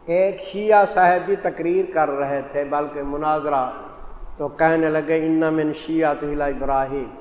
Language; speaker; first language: Urdu; native; Urdu